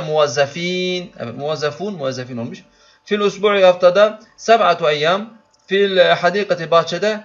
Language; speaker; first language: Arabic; non-native, fluent; Turkish